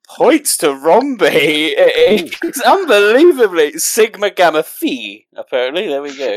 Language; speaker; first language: English; native; English